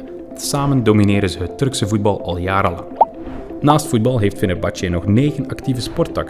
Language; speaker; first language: Dutch; native; Dutch